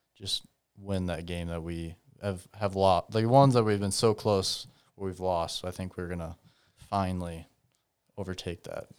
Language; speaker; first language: English; native; English